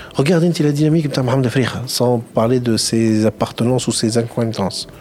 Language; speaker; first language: French; non-native, local second language; Arabic